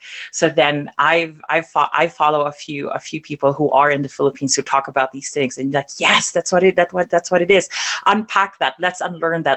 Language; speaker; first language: English; non-native, local second language; German